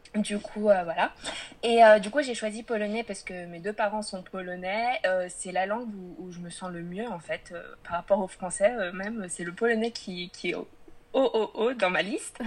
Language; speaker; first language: French; early bilingual, other home language; Polish